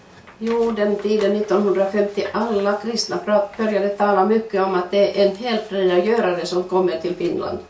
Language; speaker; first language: Swedish; non-native, fluent; Finnish